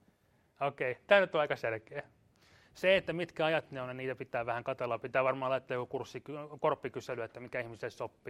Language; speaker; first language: Finnish; native; Finnish